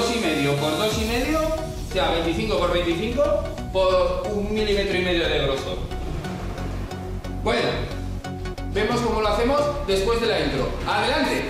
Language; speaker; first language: Spanish; native; Spanish